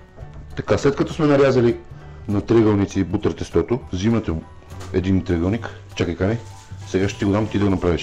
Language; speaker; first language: Bulgarian; native; Bulgarian